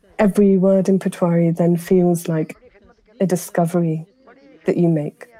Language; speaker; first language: English; early bilingual, other home language; Pahari-Potwari